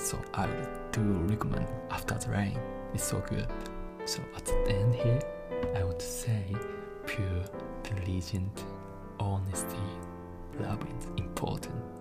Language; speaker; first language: English; non-native, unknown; Japanese